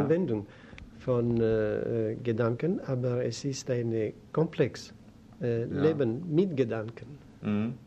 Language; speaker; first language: German; non-native, learner; Greek